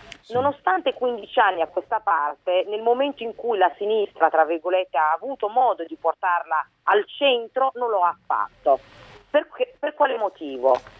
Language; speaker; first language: Italian; early bilingual, other home language; Arabic